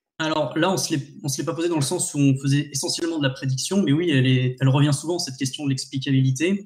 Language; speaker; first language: French; native; French